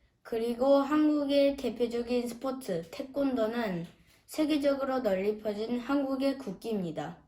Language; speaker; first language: Korean; early bilingual, heritage; Korean